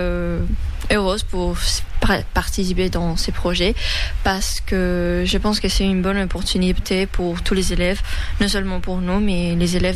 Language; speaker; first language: French; early bilingual, other home language; Spanish